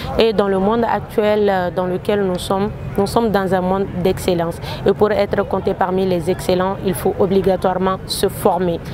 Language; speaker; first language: French; non-native, local second language; Bambara